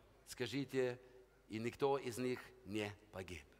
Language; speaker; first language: Russian; non-native, learner; Norwegian